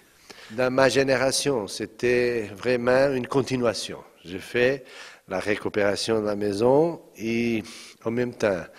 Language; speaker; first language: French; non-native, fluent; Portuguese